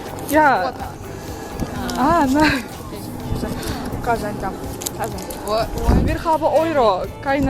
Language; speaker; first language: German; non-native, learner; Russian